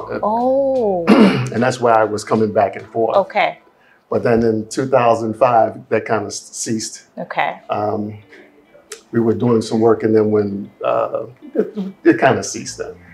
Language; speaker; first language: English; native; English